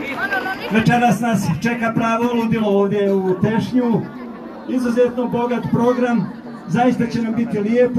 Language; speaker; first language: Bosnian; native; Bosnian